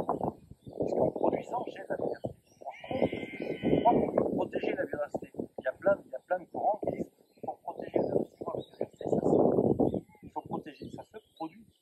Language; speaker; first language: French; native; French